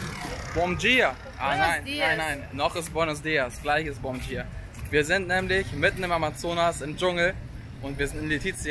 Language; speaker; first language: German; native; German